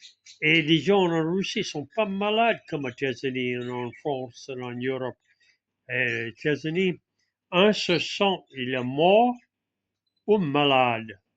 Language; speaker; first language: French; non-native, fluent; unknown